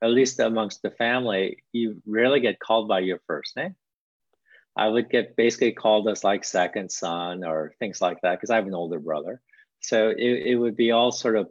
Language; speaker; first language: English; early bilingual, other home language; Korean